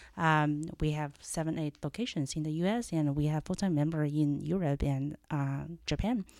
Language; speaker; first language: English; non-native, fluent; Chinese